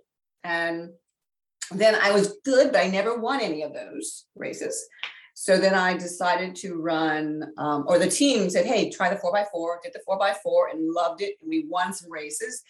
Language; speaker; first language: English; native; English